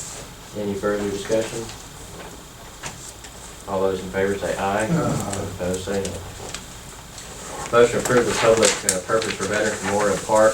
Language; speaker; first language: English; native; English